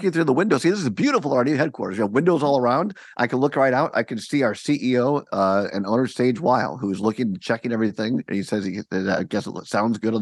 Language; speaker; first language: English; native; English